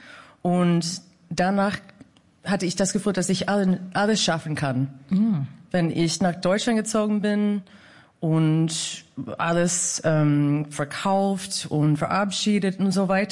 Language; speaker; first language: German; non-native, fluent; English